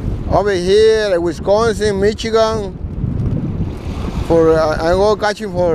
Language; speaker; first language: English; non-native, learner; Spanish